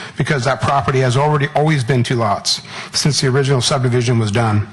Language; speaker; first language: English; native; English